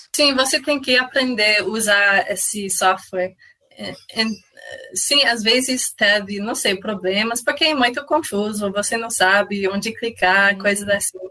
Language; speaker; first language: Portuguese; non-native, fluent; English